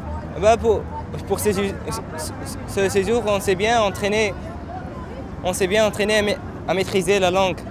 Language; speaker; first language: French; non-native, local second language; Arabic